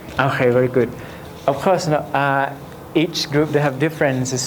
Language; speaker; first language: English; non-native, learner; Lao